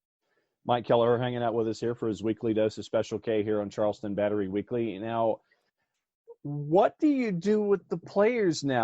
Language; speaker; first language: English; native; English